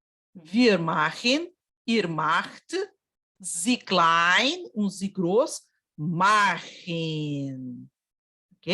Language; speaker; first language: German; non-native, fluent; Portuguese